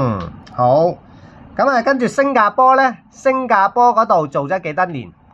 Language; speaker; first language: Cantonese; native; Cantonese